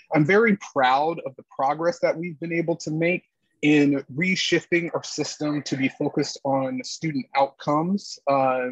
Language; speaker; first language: English; native; English